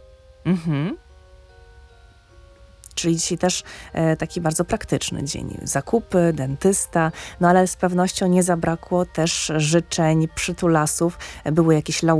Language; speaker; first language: Polish; native; Polish